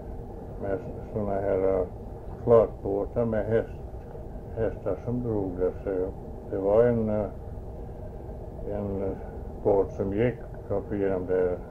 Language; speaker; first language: Swedish; early bilingual, heritage; Swedish